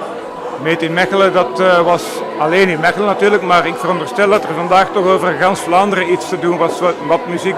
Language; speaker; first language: Dutch; native; Dutch